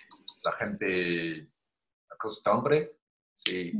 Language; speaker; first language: Spanish; non-native, learner; Chinese